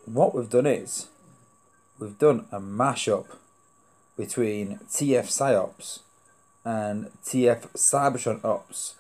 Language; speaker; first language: English; native; English